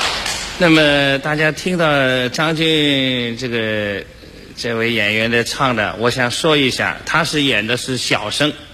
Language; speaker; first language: Chinese; native; Chinese